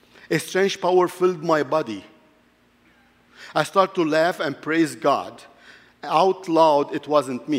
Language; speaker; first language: English; non-native, fluent; Arabic